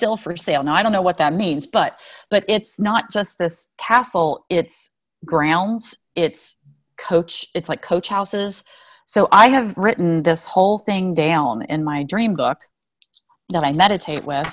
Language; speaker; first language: English; native; English